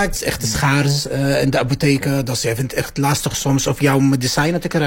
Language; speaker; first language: Dutch; non-native, fluent; Arabic